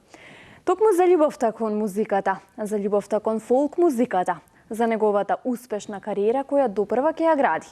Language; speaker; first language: Macedonian; native; Macedonian